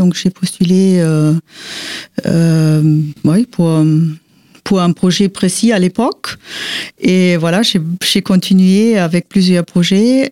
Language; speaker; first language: French; non-native, fluent; German